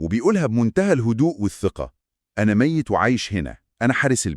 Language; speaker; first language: Arabic; native; Arabic